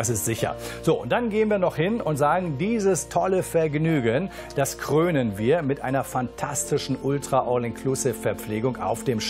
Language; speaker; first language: German; native; German